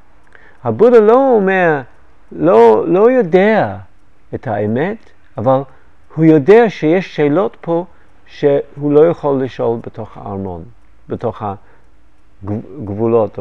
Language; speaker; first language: Hebrew; non-native, fluent; English